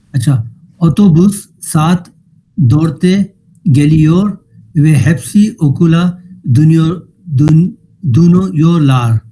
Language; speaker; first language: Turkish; non-native, learner; Urdu